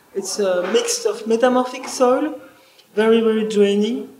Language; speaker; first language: English; non-native, learner; French